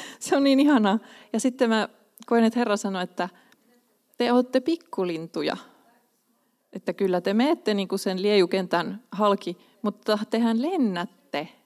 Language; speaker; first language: Finnish; non-native, local second language; Swedish